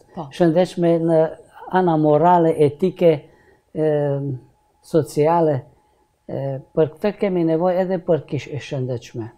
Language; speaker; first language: Albanian; non-native, learner; Hungarian